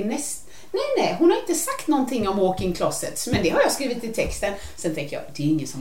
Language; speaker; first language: Swedish; native; Swedish